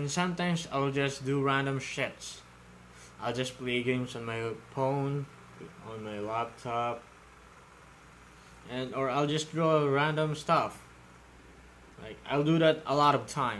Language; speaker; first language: English; non-native, local second language; Filipino